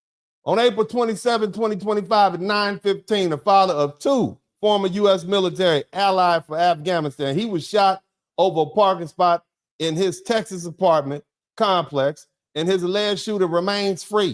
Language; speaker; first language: English; native; English